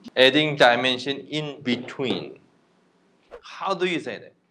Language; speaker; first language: English; non-native, fluent; Korean